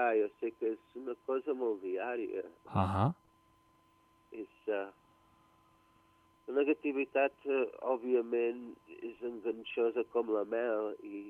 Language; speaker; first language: Catalan; early bilingual, heritage; Catalan